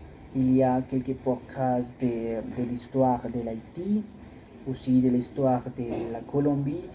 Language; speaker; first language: French; non-native, learner; Spanish